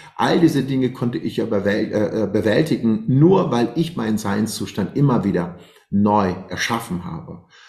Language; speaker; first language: German; non-native, fluent; Persian